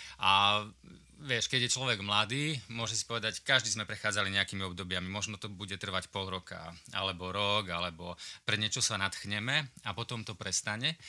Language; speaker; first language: Slovak; native; Slovak